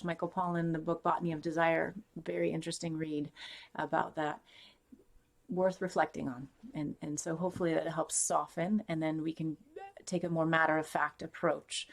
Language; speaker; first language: English; native; English